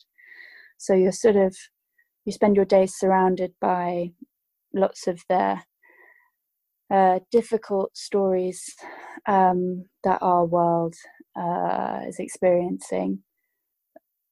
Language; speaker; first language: English; native; English